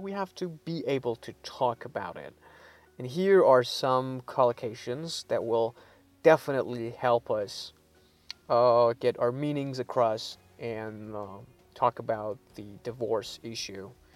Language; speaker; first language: English; non-native, fluent; Persian